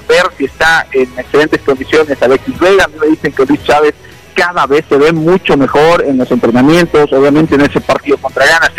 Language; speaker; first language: Spanish; native; Spanish